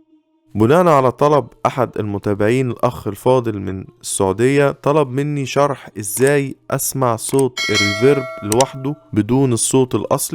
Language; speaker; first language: Arabic; native; Arabic